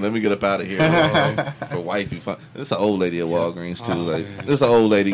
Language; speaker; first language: English; native; English